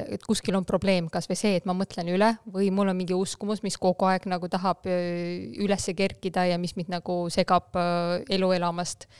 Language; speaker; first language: Estonian; non-native, local second language; Russian